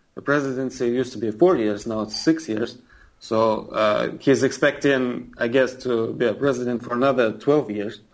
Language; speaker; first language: English; non-native, fluent; Russian